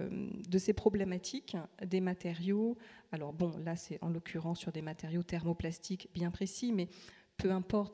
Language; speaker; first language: French; native; French